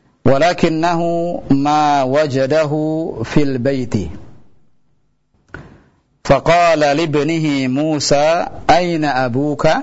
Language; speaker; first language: Arabic; non-native, fluent; Indonesian